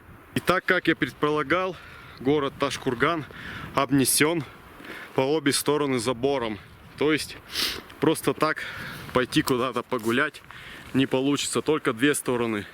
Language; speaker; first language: Russian; native; Russian